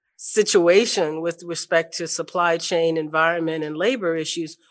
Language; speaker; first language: English; native; English